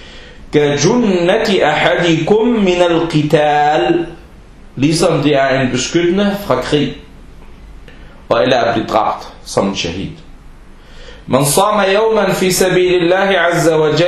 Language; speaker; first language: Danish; non-native, fluent; Arabic